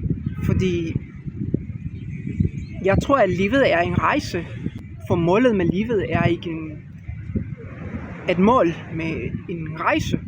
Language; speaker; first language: Danish; non-native, learner; Spanish